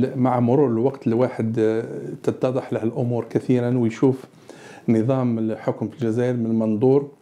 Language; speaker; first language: Arabic; native; Arabic